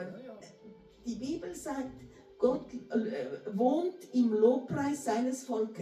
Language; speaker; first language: German; non-native, fluent; Portuguese